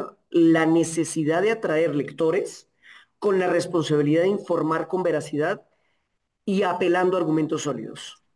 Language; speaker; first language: Spanish; native; Spanish